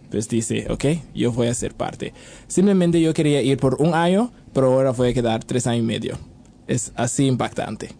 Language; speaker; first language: Spanish; non-native, fluent; Papiamento